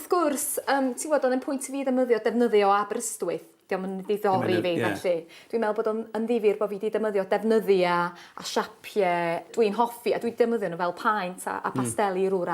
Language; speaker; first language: Welsh; native; Welsh